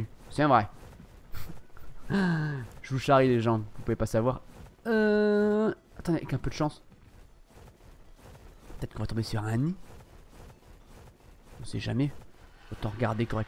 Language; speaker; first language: French; native; French